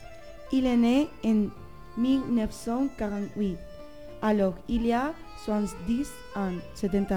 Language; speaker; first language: French; non-native, learner; Spanish